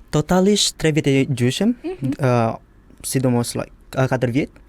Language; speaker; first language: Albanian; non-native, learner; Indonesian